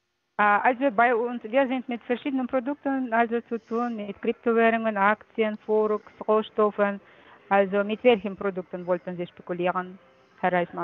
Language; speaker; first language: German; non-native, fluent; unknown